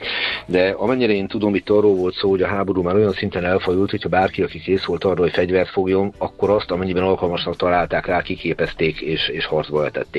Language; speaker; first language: Hungarian; native; Hungarian